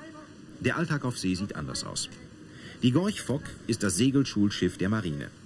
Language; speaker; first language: German; native; German